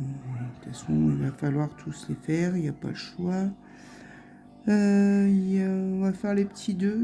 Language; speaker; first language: French; native; French